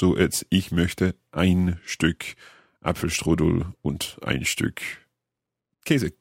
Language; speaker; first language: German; non-native, learner; English